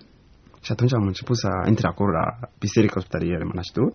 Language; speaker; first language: Romanian; non-native, learner; Rundi